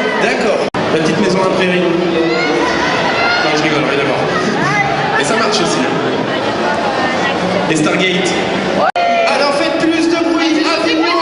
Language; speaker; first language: French; native; French